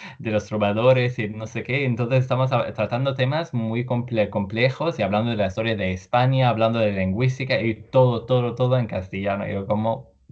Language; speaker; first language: Spanish; non-native, fluent; Arabic